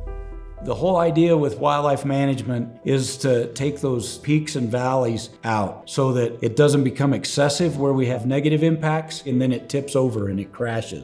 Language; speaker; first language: English; native; English